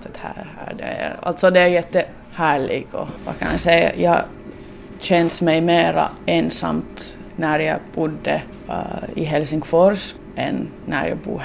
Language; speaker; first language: Swedish; non-native, local second language; Finnish